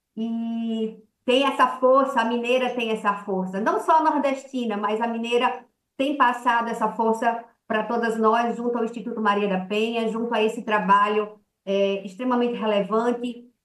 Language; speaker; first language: Portuguese; native; Portuguese